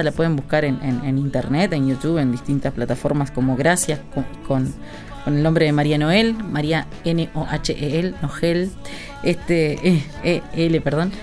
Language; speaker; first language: Spanish; native; Spanish